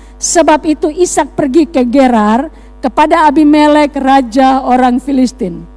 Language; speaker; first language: Indonesian; native; Indonesian